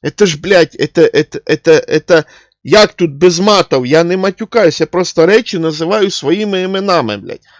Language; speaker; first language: Ukrainian; non-native, local second language; Russian